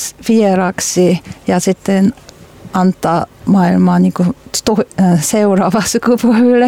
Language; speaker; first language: Finnish; non-native, learner; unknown